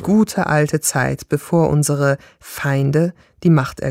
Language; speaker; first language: German; native; German